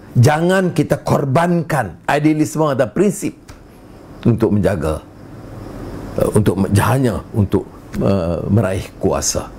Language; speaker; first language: Malay; native; Malay